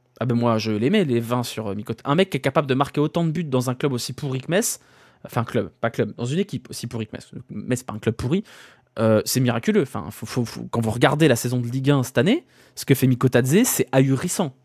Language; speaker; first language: French; native; French